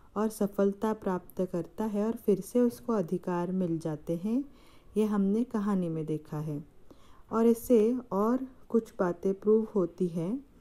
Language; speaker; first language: Hindi; non-native, local second language; Marathi